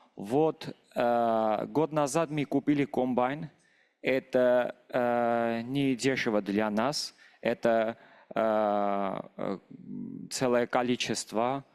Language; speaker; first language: Russian; non-native, local second language; Armenian